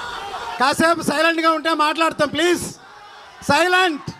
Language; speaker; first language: Telugu; native; Telugu